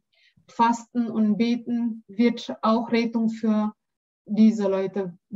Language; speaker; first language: German; non-native, learner; Indonesian